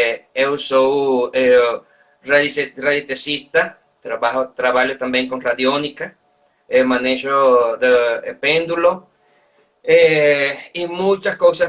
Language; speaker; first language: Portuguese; non-native, learner; Spanish